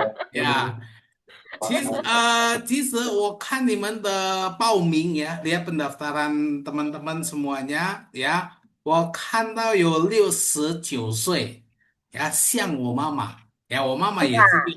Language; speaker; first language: Chinese; non-native, fluent; Indonesian